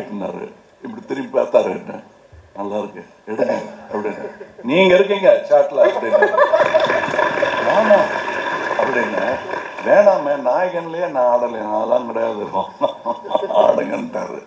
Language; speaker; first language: Tamil; native; Tamil